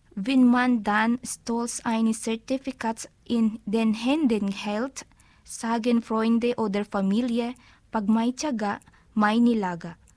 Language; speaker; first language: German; non-native, learner; Filipino